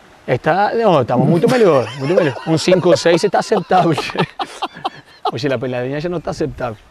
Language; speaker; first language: Portuguese; non-native, fluent; Spanish